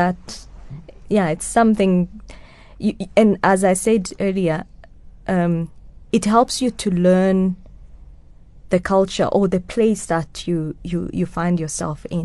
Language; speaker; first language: English; non-native, local second language; Kinyarwanda